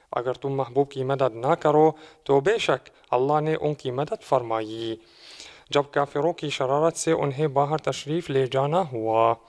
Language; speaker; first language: Urdu; non-native, fluent; Arabic